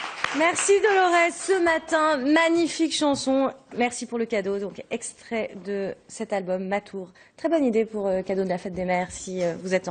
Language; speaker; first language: French; native; French